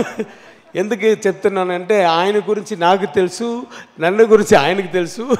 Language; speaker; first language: Telugu; non-native, learner; Tamil